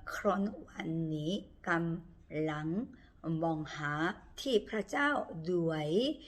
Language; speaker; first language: Thai; non-native, learner; Korean